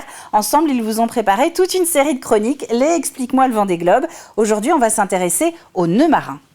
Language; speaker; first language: French; native; French